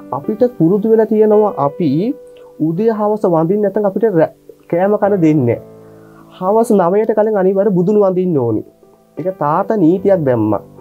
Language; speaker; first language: Sinhala; non-native, fluent; Bangla